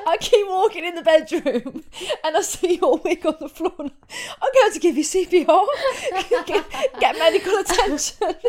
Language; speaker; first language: English; native; English